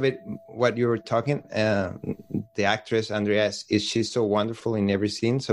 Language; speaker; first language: English; non-native, learner; Spanish